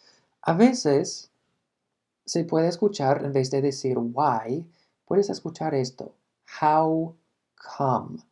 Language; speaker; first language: Spanish; non-native, fluent; English